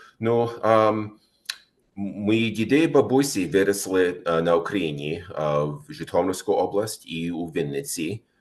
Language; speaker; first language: Ukrainian; early bilingual, heritage; Ukrainian